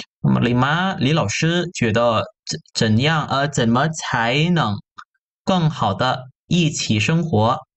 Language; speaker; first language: Chinese; non-native, fluent; Indonesian